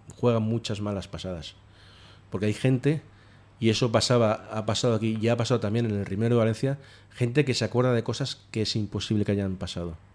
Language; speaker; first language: Spanish; native; Spanish